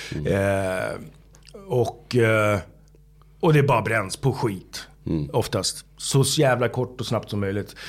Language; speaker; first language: Swedish; native; Swedish